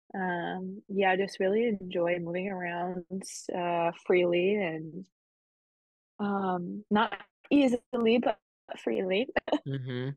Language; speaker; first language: English; early bilingual, other home language; Spanish